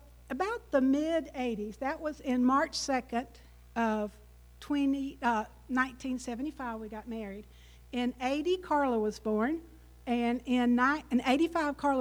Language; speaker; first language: English; native; English